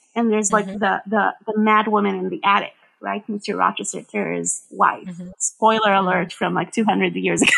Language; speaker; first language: English; non-native, fluent; Hebrew